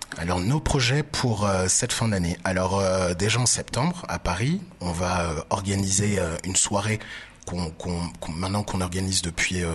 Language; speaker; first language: French; early bilingual, other home language; Baoulé